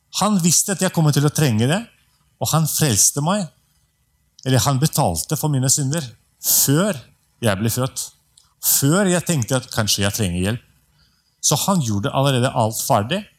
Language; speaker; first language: Norwegian; non-native, fluent; Russian